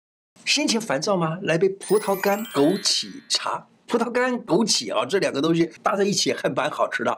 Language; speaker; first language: Chinese; native; Chinese